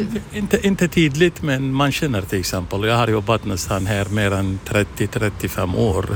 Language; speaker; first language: Swedish; non-native, fluent; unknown